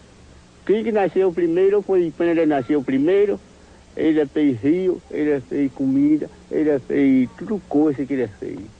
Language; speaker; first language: Portuguese; non-native, local second language; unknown